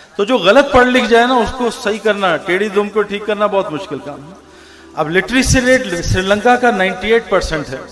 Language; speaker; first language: Urdu; native; Urdu